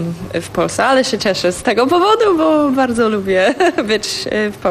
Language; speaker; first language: Polish; non-native, fluent; English